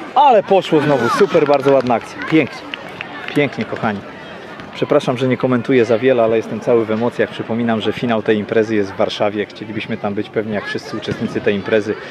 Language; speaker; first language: Polish; native; Polish